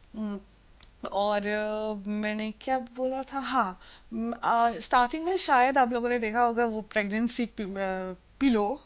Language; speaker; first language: Hindi; non-native, local second language; Assamese